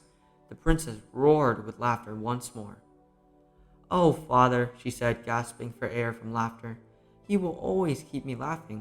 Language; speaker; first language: English; native; English